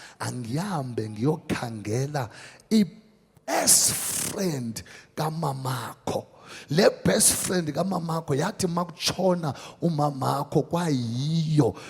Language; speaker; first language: Zulu; non-native, local second language; Xhosa